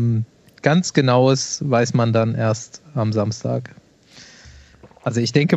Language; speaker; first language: German; native; German